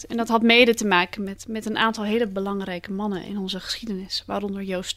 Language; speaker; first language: Dutch; native; Dutch